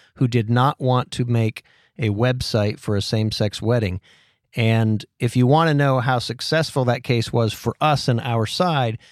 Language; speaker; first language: English; native; English